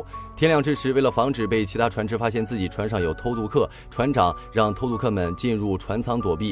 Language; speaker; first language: Chinese; native; Chinese